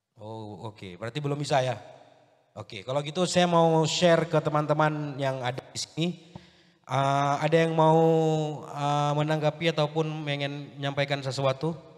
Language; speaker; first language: Indonesian; native; Indonesian